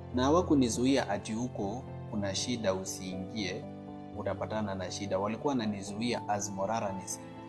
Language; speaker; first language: Swahili; native; Swahili